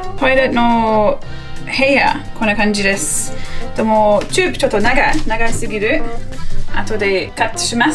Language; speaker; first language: Japanese; non-native, learner; English